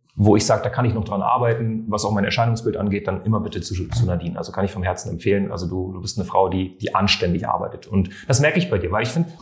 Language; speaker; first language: German; non-native, fluent; French